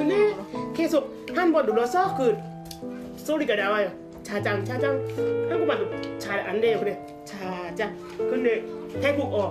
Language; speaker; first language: Korean; non-native, learner; Thai